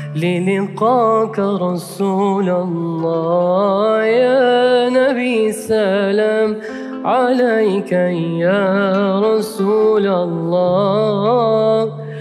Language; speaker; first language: Arabic; non-native, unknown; Albanian